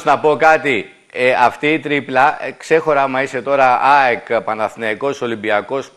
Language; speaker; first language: Greek; native; Greek